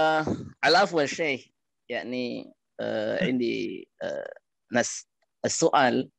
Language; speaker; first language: Arabic; non-native, fluent; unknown